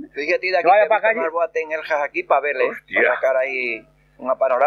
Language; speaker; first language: Spanish; non-native, local second language; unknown